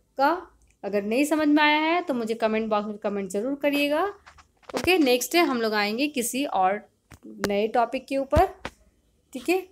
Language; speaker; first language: Hindi; native; Hindi